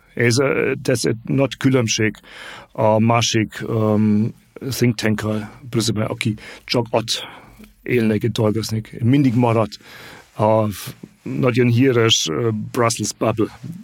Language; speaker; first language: Hungarian; non-native, learner; German